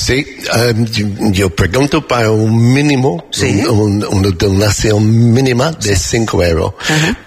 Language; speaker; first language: Spanish; non-native, learner; English